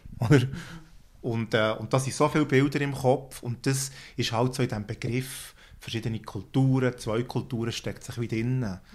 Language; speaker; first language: German; native; German